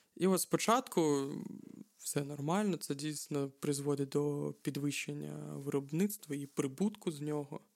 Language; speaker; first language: Ukrainian; non-native, local second language; Russian